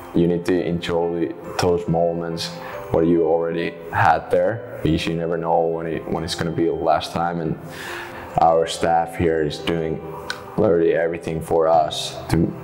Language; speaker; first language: English; non-native, fluent; Finnish